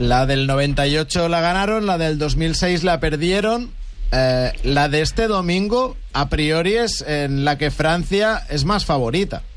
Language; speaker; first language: Spanish; native; Spanish